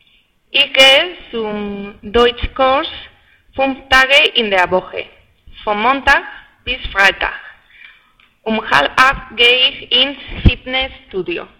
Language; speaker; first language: German; non-native, learner; Spanish